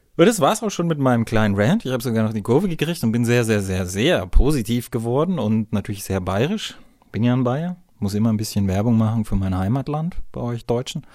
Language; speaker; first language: German; native; German